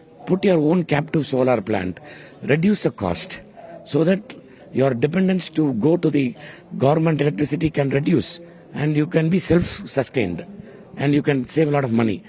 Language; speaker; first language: English; non-native, local second language; Tamil